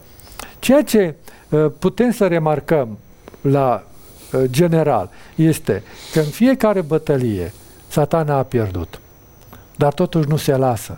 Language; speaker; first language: Romanian; native; Romanian